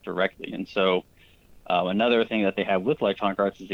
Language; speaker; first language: English; native; English